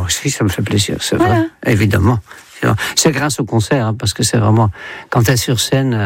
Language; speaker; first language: French; native; French